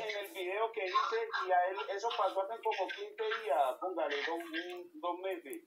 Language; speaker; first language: Spanish; native; Spanish